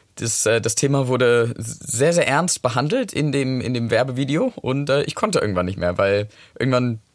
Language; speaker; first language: German; non-native, fluent; English